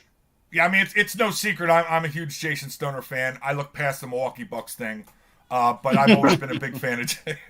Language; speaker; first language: English; native; English